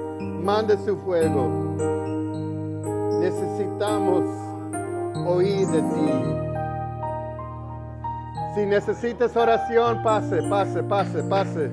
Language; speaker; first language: Spanish; early bilingual, heritage; English